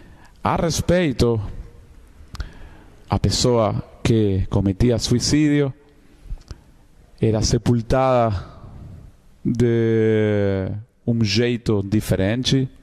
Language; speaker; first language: Portuguese; non-native, fluent; Spanish